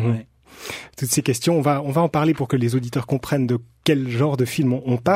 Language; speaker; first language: French; native; French